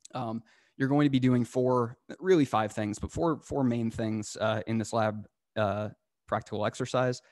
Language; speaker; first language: English; native; English